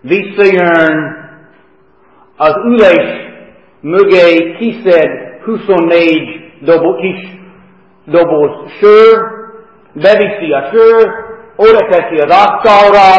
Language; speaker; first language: Hungarian; non-native, fluent; English